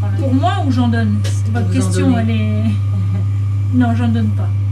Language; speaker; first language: French; native; French